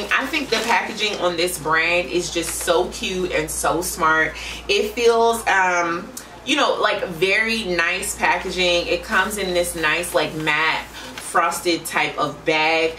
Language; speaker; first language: English; native; English